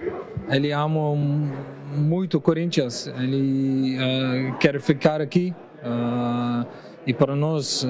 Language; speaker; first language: Portuguese; non-native, learner; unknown